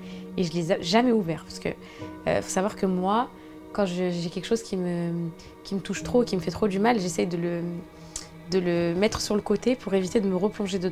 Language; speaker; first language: French; native; French